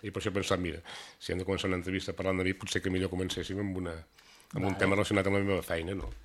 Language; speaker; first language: Catalan; native; Catalan